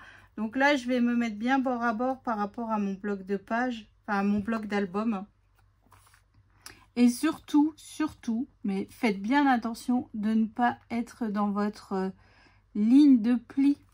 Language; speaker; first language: French; native; French